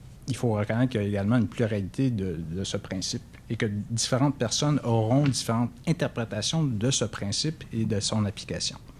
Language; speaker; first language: French; native; French